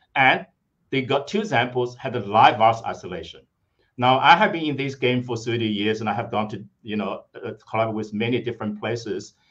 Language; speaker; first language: English; non-native, fluent; Chinese